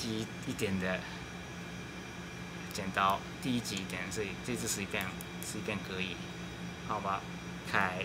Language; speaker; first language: Chinese; non-native, learner; Japanese